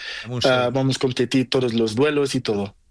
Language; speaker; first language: Spanish; non-native, learner; Portuguese